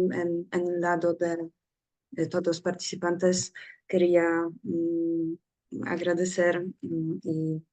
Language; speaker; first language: Spanish; non-native, learner; Polish